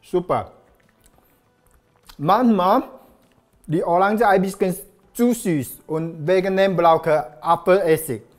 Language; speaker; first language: German; non-native, learner; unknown